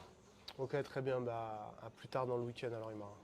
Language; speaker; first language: French; native; French